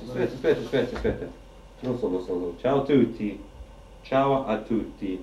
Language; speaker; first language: Italian; non-native, learner; English